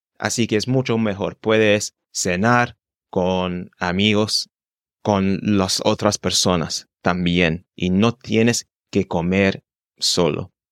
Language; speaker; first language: Spanish; non-native, fluent; English